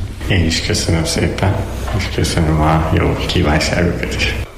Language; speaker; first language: Hungarian; non-native, fluent; Turkish